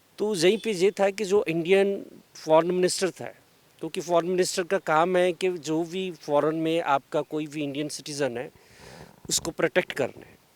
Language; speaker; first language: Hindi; non-native, local second language; Punjabi